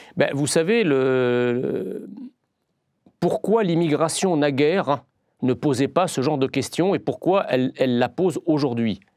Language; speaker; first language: French; early bilingual, other home language; Arabic